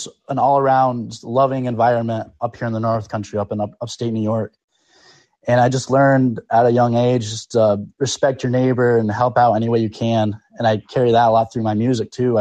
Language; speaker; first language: English; native; English